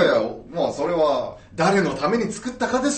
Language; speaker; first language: Japanese; native; Japanese